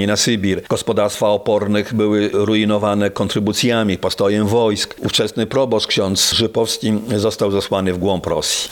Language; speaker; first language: Polish; native; Polish